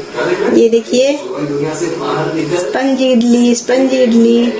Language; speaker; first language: Hindi; native; Hindi